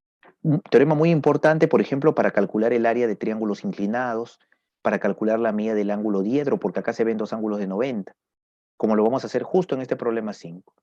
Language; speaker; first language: Spanish; native; Spanish